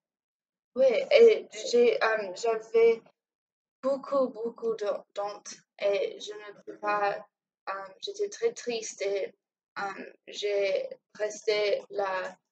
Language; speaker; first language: French; non-native, learner; English